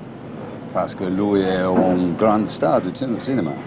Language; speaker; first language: French; non-native, learner; English